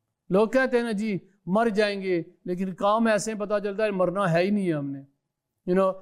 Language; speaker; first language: Urdu; early bilingual, other home language; Punjabi